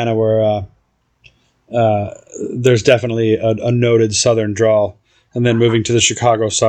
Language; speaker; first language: English; native; English